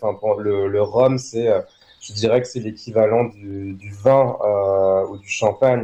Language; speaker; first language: French; native; French